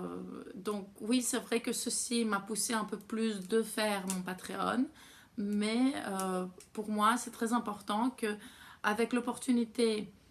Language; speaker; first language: French; non-native, fluent; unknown